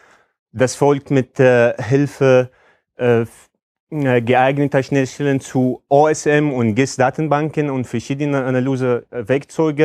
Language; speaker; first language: German; non-native, fluent; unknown